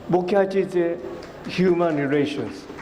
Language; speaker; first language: Hindi; non-native, fluent; Japanese